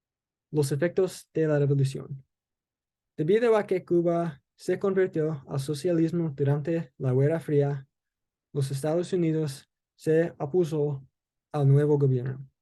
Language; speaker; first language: Spanish; non-native, learner; English